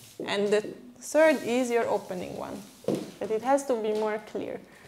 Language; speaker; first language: English; non-native, fluent; Hungarian